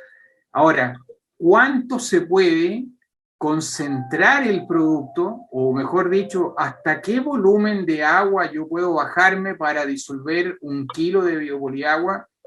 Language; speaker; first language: Spanish; native; Spanish